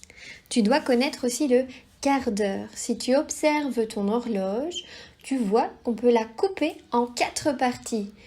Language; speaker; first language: French; native; French